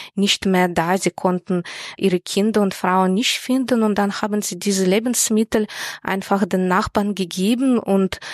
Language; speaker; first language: German; non-native, fluent; Russian